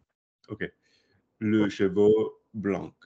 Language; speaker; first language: French; non-native, learner; English